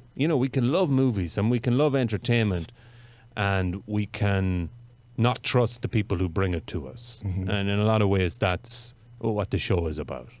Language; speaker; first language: English; native; English